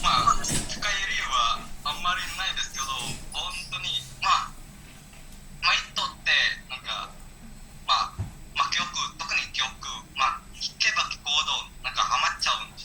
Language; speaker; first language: Japanese; non-native, learner; Indonesian